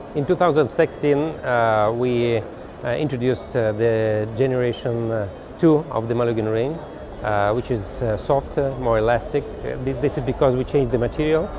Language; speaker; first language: English; non-native, fluent; Russian